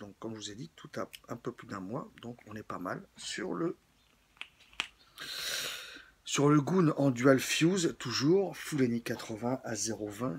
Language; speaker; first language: French; native; French